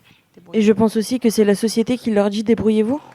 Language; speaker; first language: French; native; French